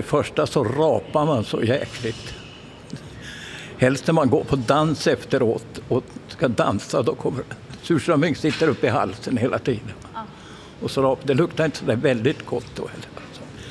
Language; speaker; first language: Swedish; native; Swedish